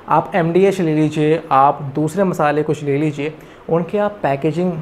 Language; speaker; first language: Hindi; native; Hindi